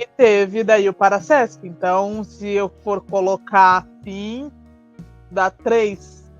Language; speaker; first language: Portuguese; native; Portuguese